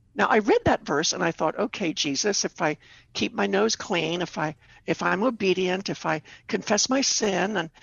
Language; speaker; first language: English; native; English